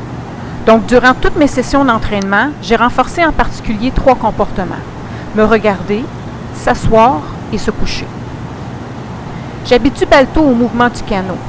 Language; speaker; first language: French; native; French